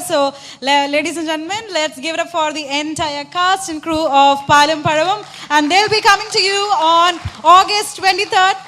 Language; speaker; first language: English; non-native, local second language; Malayalam